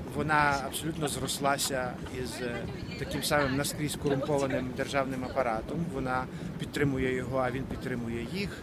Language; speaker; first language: Ukrainian; native; Ukrainian